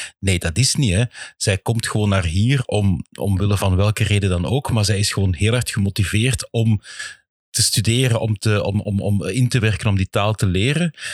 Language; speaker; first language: Dutch; native; Dutch